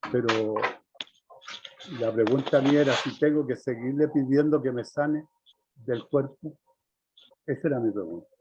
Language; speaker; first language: Spanish; native; Spanish